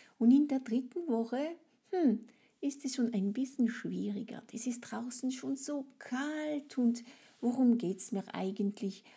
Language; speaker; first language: German; non-native, fluent; French